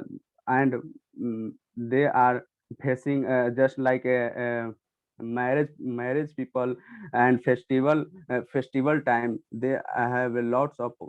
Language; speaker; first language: English; non-native, learner; Hindi